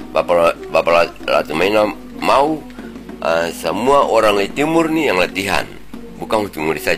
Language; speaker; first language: Indonesian; non-native, local second language; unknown